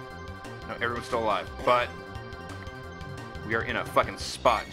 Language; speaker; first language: English; native; English